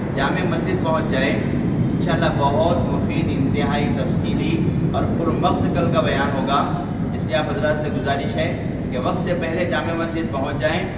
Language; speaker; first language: Urdu; native; Urdu